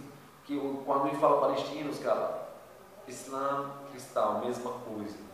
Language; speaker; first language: Portuguese; non-native, learner; Arabic